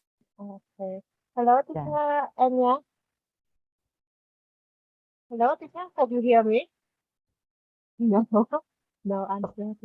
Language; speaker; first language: English; non-native, learner; Khmer